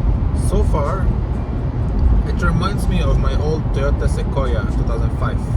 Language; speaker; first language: English; non-native, fluent; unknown